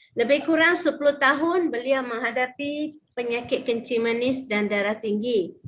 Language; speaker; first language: Malay; native; Malay